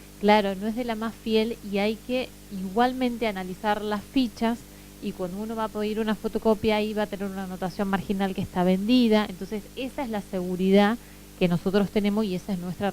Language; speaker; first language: Spanish; native; Spanish